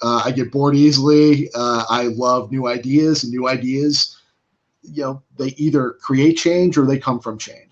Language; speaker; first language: English; native; English